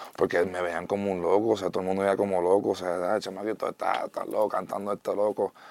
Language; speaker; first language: Spanish; early bilingual, other home language; English